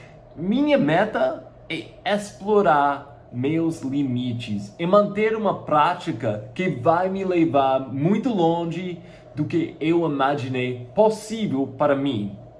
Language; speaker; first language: Portuguese; non-native, fluent; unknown